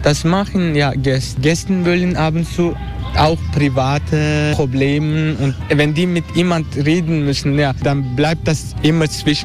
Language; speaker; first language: German; non-native, learner; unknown